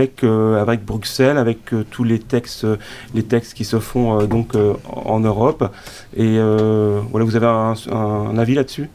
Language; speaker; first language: French; native; French